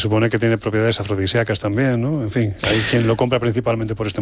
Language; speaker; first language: Spanish; native; Spanish